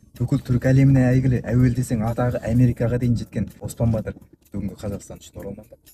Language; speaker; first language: Kazakh; early bilingual, heritage; Kazakh